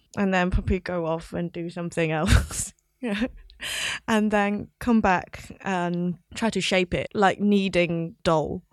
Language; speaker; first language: English; non-native, local second language; Cantonese